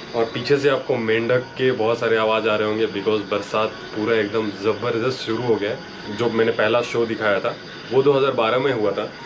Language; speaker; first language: Hindi; non-native, local second language; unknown